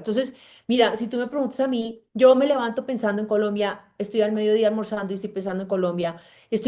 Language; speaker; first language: Spanish; native; Spanish